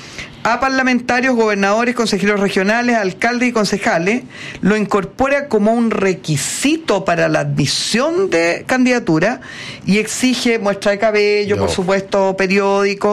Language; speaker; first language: Spanish; native; Spanish